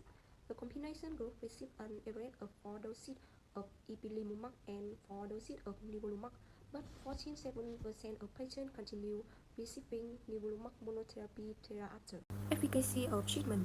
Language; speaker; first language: English; non-native, learner; Vietnamese